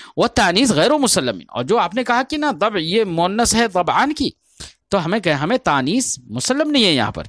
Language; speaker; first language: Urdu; native; Urdu